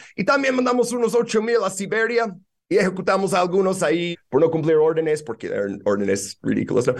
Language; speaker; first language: Spanish; non-native, fluent; English